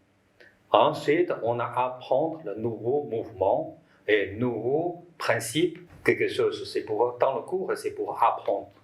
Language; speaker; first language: French; non-native, learner; Chinese